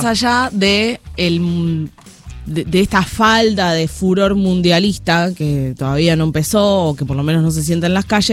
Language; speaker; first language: Spanish; native; Spanish